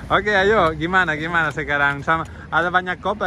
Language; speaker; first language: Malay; non-native, fluent; Catalan